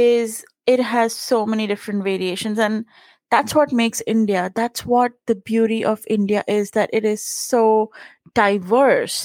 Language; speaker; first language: English; non-native, local second language; Punjabi